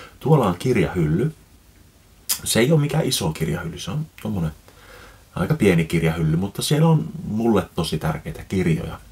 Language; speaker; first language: Finnish; native; Finnish